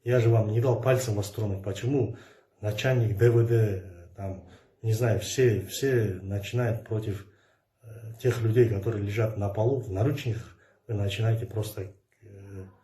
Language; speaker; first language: Russian; non-native, local second language; Kazakh